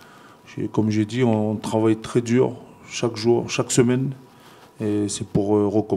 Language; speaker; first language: French; non-native, fluent; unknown